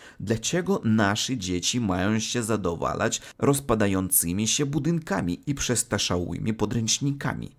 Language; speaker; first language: Polish; non-native, learner; Russian